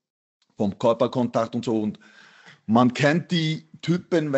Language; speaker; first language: German; non-native, fluent; Icelandic